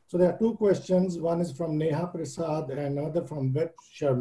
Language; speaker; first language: English; native; English